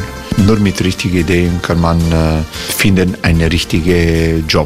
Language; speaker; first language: German; non-native, fluent; Croatian